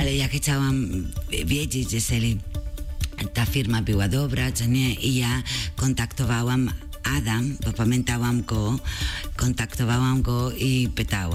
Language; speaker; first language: Polish; non-native, learner; Spanish